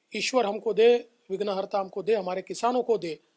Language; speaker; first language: Hindi; non-native, local second language; Marathi